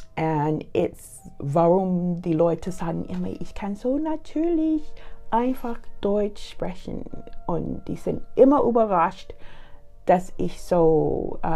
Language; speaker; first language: German; non-native, fluent; English